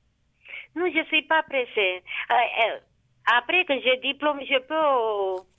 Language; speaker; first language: French; non-native, learner; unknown